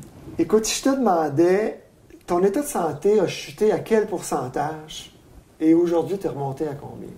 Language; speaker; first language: French; native; French